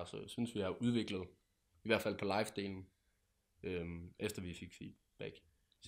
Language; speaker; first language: Danish; native; Danish